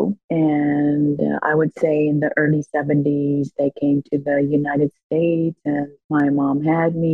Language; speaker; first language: English; early bilingual, other home language; Spanish